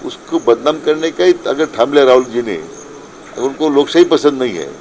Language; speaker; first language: Hindi; non-native, local second language; Marathi